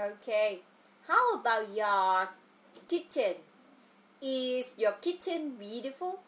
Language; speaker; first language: English; non-native, fluent; Vietnamese